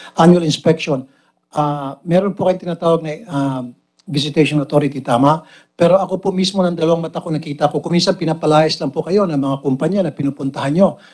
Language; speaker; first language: Filipino; native; Filipino